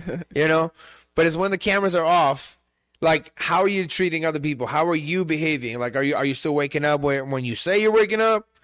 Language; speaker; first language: English; non-native, fluent; Spanish